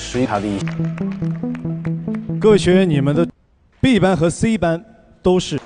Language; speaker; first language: Chinese; native; Chinese